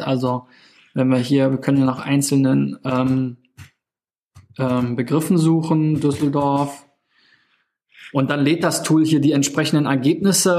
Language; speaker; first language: German; native; German